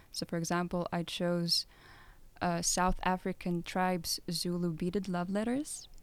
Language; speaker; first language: English; non-native, fluent; Lithuanian